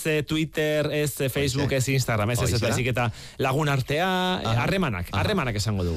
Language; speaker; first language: Basque; native; Basque